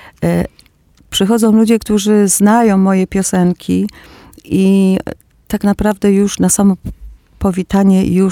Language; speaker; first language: Polish; early bilingual, other home language; Greek